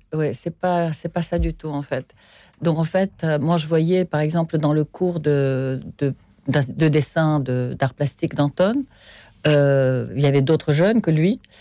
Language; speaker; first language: French; non-native, fluent; Russian